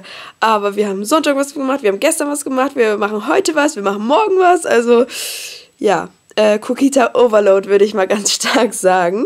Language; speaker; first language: German; native; German